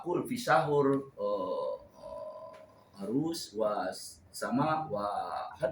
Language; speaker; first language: Arabic; non-native, learner; Indonesian